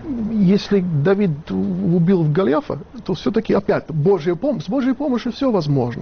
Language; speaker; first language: Russian; non-native, fluent; Italian